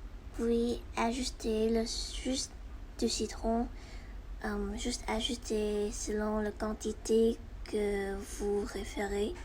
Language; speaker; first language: French; non-native, learner; Vietnamese